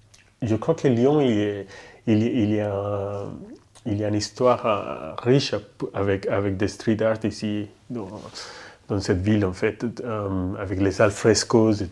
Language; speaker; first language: French; non-native, fluent; Spanish